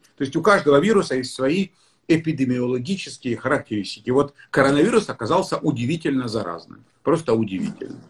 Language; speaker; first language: Russian; native; Russian